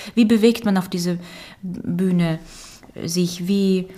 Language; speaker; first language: German; early bilingual, other home language; Romanian